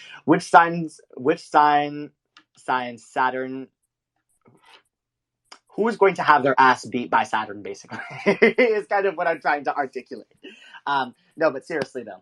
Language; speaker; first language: English; native; English